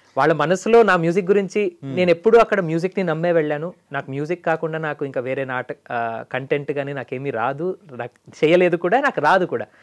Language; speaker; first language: Telugu; native; Telugu